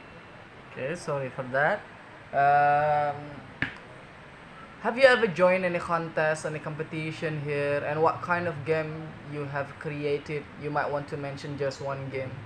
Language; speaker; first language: English; non-native, fluent; Indonesian